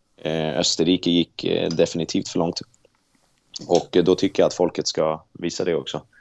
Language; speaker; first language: Swedish; native; Swedish